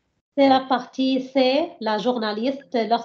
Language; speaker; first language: French; non-native, learner; Arabic